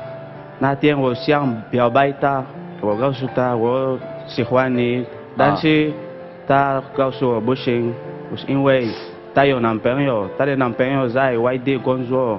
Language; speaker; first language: Chinese; non-native, learner; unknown